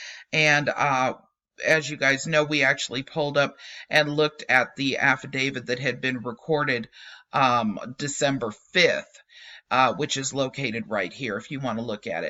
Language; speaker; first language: English; native; English